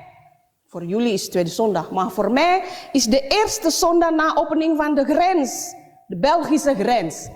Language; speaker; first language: Dutch; non-native, learner; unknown